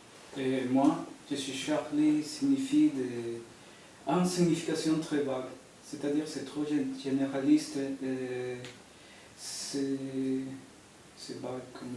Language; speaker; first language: French; non-native, fluent; Spanish